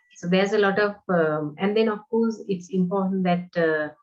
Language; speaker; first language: English; non-native, local second language; Sinhala